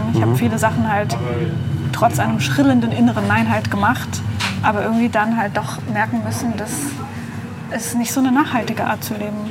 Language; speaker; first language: German; native; German